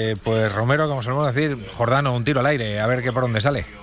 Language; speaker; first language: Spanish; native; Spanish